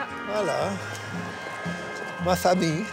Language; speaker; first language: French; non-native, fluent; English